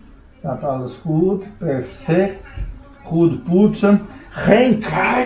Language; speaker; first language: Dutch; non-native, learner; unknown